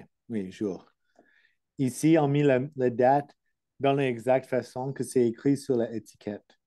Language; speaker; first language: French; non-native, learner; English